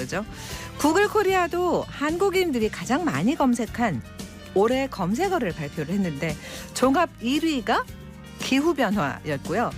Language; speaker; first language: Korean; native; Korean